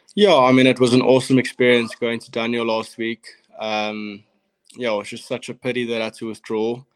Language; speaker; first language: English; native; English